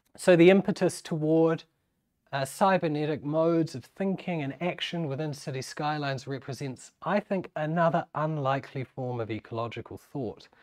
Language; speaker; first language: English; native; English